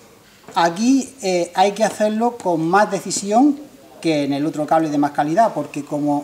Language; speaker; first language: Spanish; native; Spanish